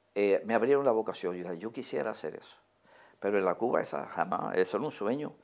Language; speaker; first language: Spanish; native; Spanish